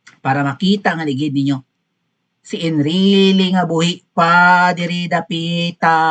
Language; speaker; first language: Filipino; non-native, local second language; Cebuano